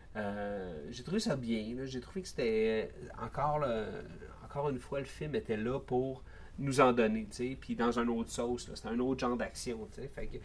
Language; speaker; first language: French; native; French